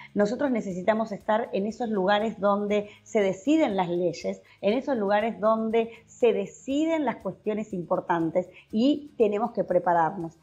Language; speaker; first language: Spanish; native; Spanish